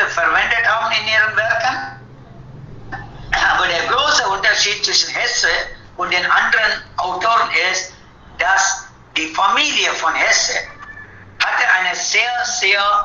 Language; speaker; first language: German; non-native, fluent; Tamil